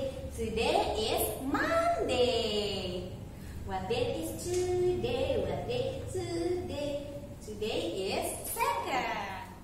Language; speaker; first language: English; non-native, learner; Indonesian